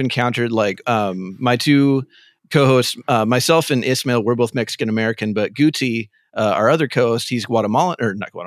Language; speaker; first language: English; native; English